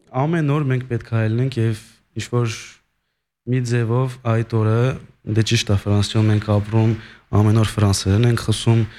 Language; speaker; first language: Armenian; native; Armenian